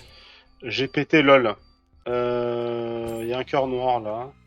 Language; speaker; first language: French; native; French